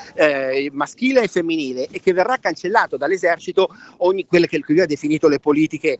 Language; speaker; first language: Italian; native; Italian